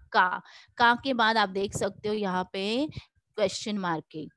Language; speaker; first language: Hindi; non-native, local second language; Marathi